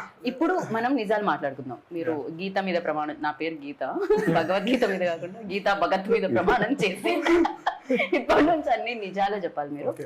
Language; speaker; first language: Telugu; native; Telugu